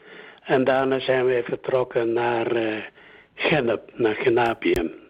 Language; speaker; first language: Dutch; early bilingual, other home language; Indonesian